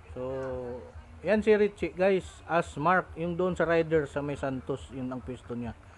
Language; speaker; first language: Filipino; non-native, local second language; Cebuano